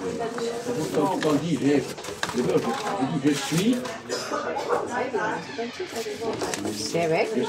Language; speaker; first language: French; native; French